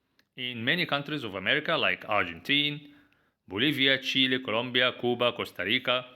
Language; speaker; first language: English; non-native, fluent; Arabic